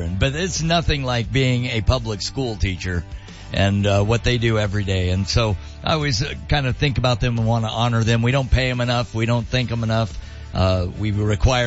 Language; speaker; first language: English; native; English